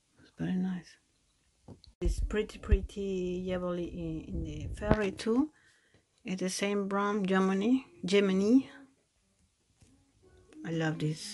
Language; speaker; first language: English; non-native, learner; Spanish